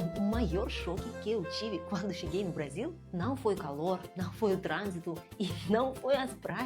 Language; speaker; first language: Portuguese; non-native, fluent; Russian